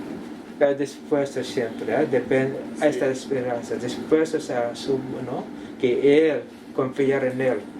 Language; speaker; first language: Spanish; non-native, learner; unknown